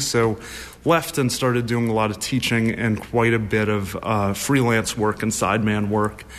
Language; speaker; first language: English; native; English